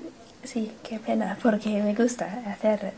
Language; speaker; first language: Spanish; non-native, learner; English